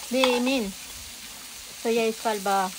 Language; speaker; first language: Danish; non-native, learner; Filipino